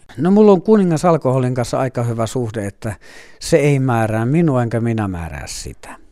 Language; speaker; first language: Finnish; native; Finnish